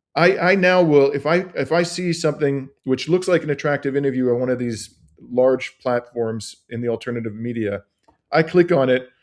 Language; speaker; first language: English; native; English